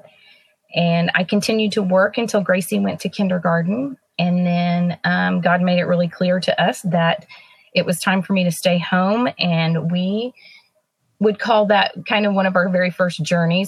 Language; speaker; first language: English; native; English